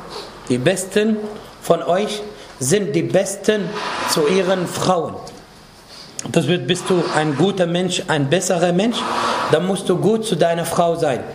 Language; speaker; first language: German; non-native, fluent; Arabic